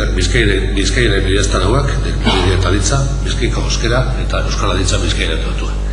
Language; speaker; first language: Basque; native; Basque